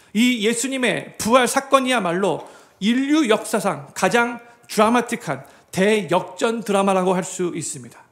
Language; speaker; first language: Korean; native; Korean